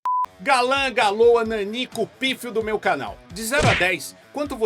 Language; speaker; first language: Portuguese; native; Portuguese